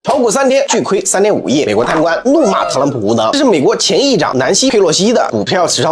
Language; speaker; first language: Chinese; native; Chinese